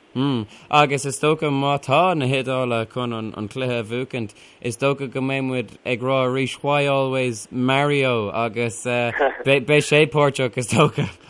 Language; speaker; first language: Irish; non-native, local second language; English